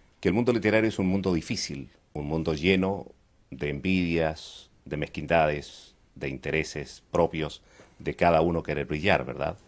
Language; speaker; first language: Spanish; native; Spanish